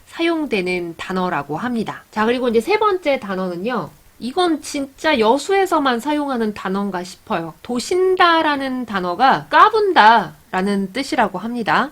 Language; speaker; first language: Korean; native; Korean